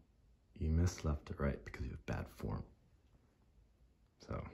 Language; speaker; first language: English; native; English